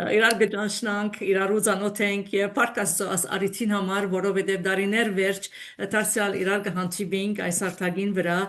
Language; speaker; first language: Armenian; early bilingual, heritage; Armenian